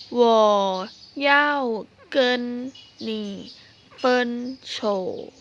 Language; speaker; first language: Chinese; non-native, fluent; Thai